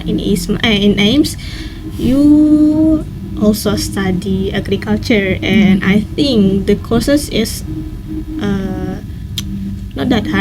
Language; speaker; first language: English; non-native, learner; Indonesian